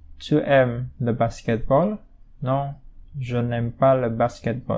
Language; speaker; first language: French; non-native, fluent; Indonesian